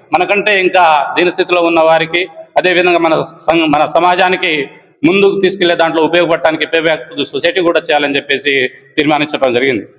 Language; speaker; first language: Telugu; non-native, local second language; Lambadi